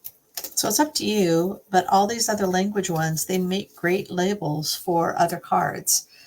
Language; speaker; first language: English; native; English